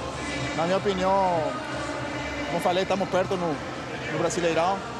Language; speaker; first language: Portuguese; non-native, fluent; Spanish